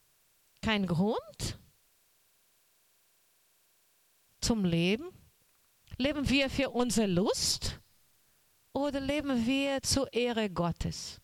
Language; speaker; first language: German; non-native, learner; Portuguese